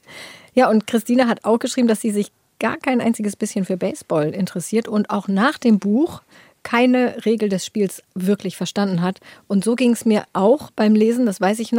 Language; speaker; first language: German; native; German